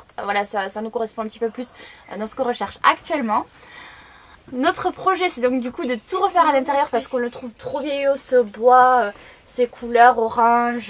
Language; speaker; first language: French; native; French